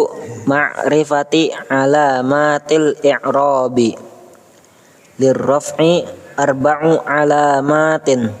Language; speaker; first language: Arabic; non-native, learner; Indonesian